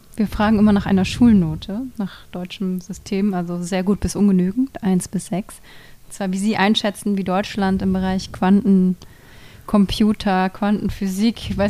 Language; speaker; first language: German; native; German